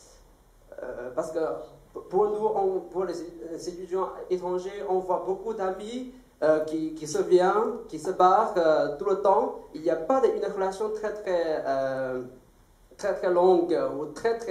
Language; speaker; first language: French; non-native, fluent; Chinese